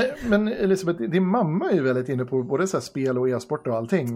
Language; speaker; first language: Swedish; native; Swedish